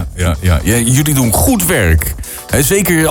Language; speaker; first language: Dutch; native; Dutch